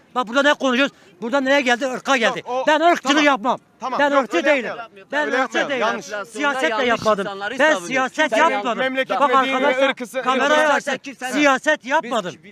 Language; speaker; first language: Turkish; native; Turkish